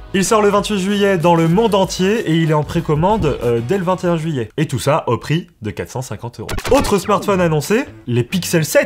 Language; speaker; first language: French; native; French